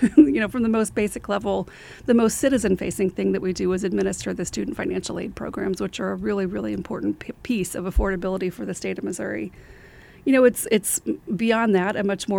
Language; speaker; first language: English; native; English